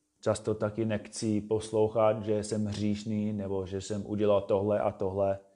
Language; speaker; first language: Czech; non-native, fluent; English